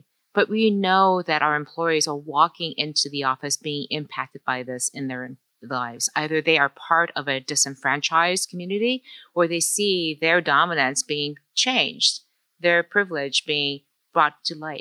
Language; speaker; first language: English; early bilingual, other home language; Chinese